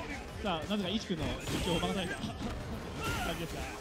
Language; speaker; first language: Japanese; native; Japanese